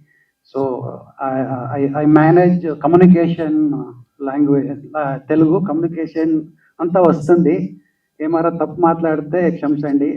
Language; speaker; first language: Telugu; non-native, learner; Kannada